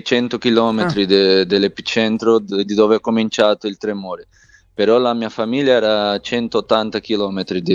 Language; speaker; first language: Italian; non-native, fluent; Portuguese